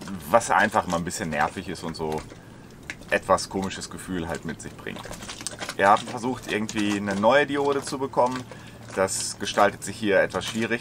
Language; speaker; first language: German; native; German